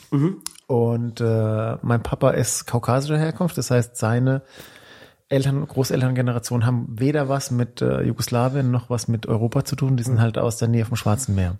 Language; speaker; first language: German; early bilingual, other home language; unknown